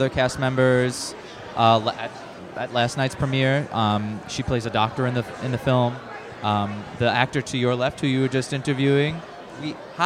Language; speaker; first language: English; native; English